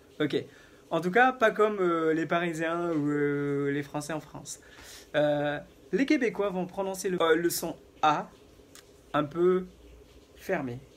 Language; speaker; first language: French; non-native, fluent; Indonesian